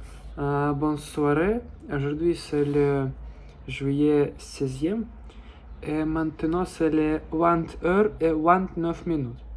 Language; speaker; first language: French; non-native, learner; Russian